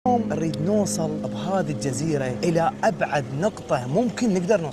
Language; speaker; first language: Arabic; native; Arabic